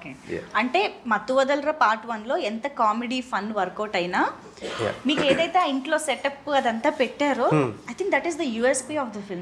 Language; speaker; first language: Telugu; native; Telugu